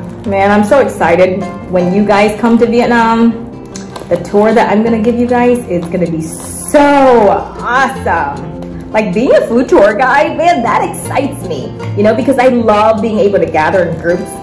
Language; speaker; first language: English; early bilingual, other home language; Vietnamese